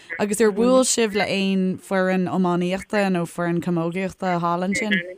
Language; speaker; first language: Irish; native; Irish